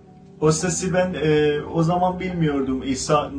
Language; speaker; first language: Turkish; non-native, fluent; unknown